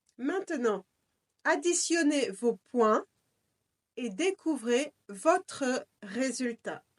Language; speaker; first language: French; native; French